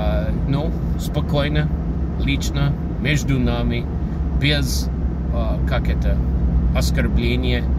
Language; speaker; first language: Russian; non-native, fluent; English